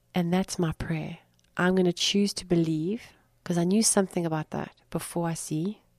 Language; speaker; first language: English; native; English